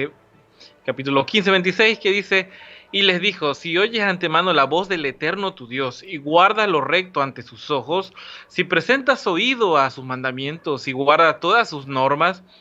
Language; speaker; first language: Spanish; native; Spanish